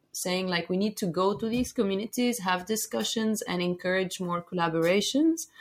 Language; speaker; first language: English; non-native, fluent; Arabic